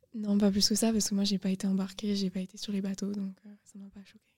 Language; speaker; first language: French; native; French